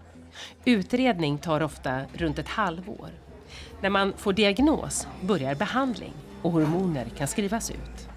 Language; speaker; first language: Swedish; native; Swedish